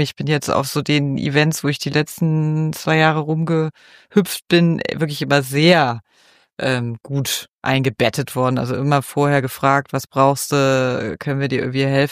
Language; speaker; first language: German; native; German